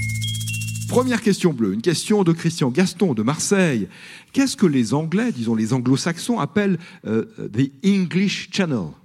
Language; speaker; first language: French; native; French